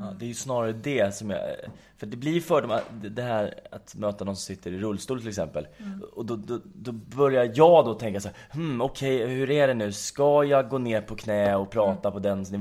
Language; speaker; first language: Swedish; native; Swedish